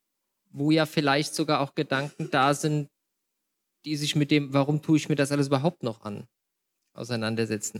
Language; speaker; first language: German; native; German